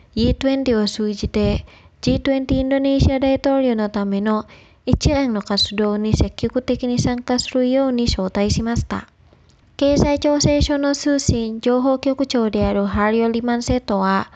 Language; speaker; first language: Japanese; non-native, fluent; Indonesian